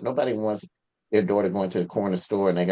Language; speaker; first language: English; native; English